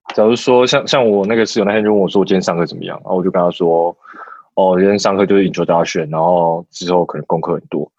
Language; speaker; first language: Chinese; native; Chinese